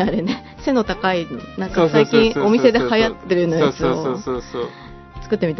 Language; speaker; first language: Japanese; native; Japanese